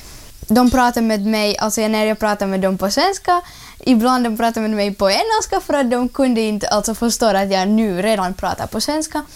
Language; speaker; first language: Swedish; early bilingual, other home language; Russian